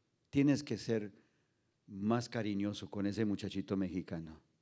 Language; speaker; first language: Spanish; early bilingual, heritage; Spanish